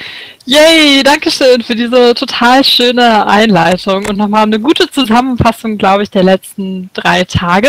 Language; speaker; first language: German; native; German